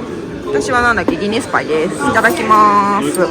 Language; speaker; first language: Japanese; native; Japanese